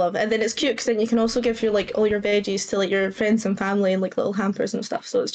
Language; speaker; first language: English; native; English